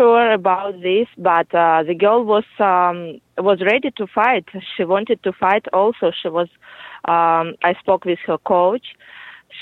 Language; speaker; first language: English; non-native, fluent; Russian